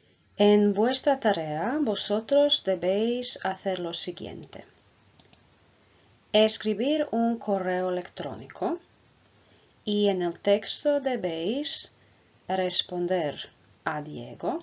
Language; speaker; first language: Spanish; non-native, fluent; Croatian